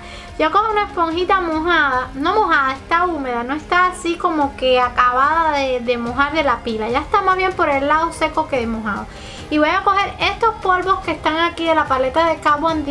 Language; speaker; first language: Spanish; native; Spanish